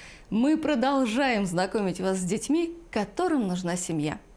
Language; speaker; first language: Russian; native; Russian